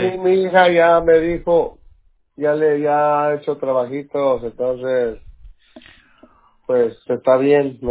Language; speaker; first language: Spanish; native; Spanish